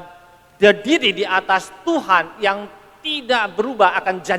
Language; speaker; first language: Indonesian; native; Indonesian